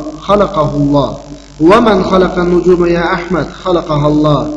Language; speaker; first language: Arabic; non-native, fluent; Uyghur